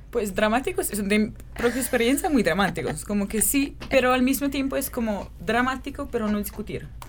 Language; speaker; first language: Spanish; non-native, fluent; French